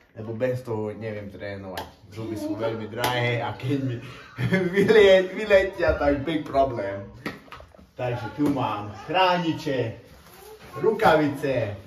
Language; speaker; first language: Slovak; non-native, local second language; Hungarian